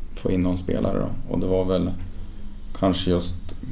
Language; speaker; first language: Swedish; native; Swedish